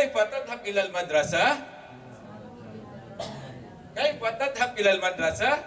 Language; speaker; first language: Arabic; non-native, fluent; Malay